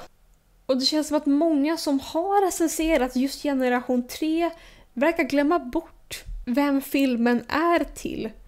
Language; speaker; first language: Swedish; native; Swedish